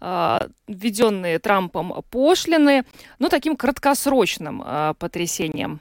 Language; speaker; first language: Russian; native; Russian